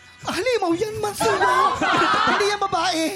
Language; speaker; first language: Filipino; native; Filipino